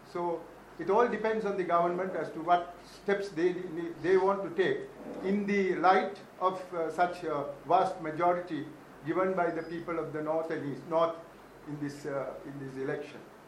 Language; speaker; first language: English; non-native, local second language; Tamil